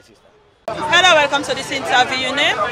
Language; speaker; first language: English; non-native, local second language; Krio